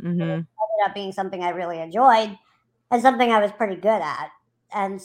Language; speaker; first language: English; native; English